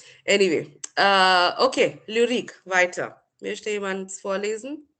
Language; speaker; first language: German; non-native, fluent; Marathi